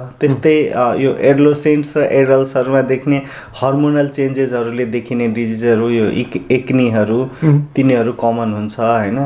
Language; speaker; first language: Nepali; non-native, local second language; Maithili